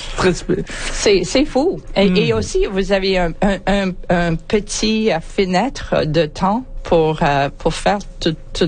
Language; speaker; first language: French; non-native, local second language; English